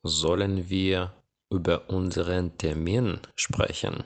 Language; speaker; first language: German; non-native, fluent; Ukrainian